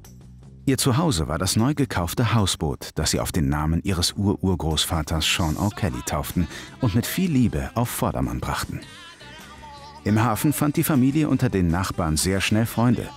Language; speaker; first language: German; native; German